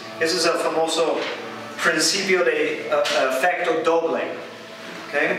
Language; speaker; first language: Spanish; non-native, fluent; English